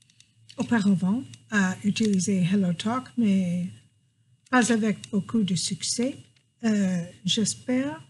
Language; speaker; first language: French; non-native, fluent; English